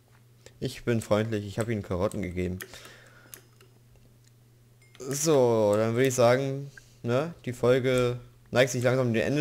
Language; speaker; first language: German; native; German